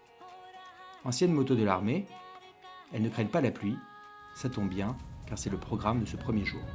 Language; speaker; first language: French; native; French